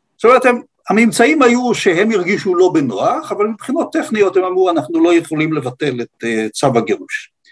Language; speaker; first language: Hebrew; native; Hebrew